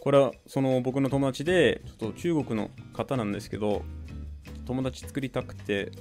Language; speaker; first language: Japanese; non-native, fluent; English